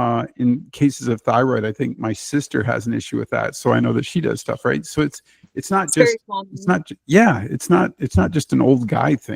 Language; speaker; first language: English; native; English